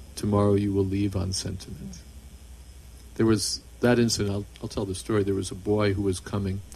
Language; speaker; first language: English; native; English